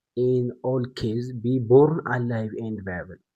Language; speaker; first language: English; non-native, local second language; Amharic